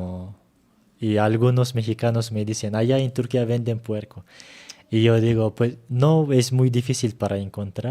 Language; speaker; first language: Spanish; non-native, learner; Turkish